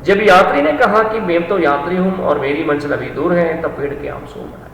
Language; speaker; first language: Hindi; non-native, local second language; Malayalam